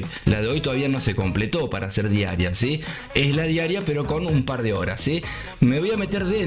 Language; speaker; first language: Spanish; native; Spanish